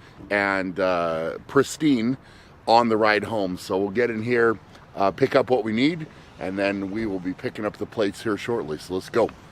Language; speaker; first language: English; native; English